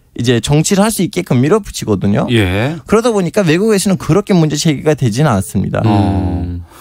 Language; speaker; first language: Korean; non-native, fluent; Turkish